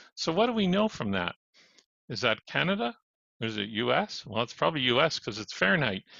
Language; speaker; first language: English; native; English